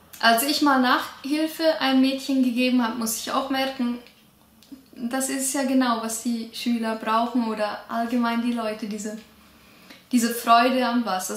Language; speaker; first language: German; native; German